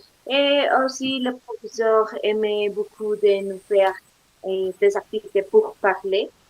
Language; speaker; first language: French; non-native, learner; Spanish